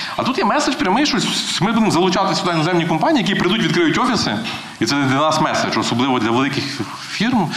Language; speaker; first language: Ukrainian; native; Ukrainian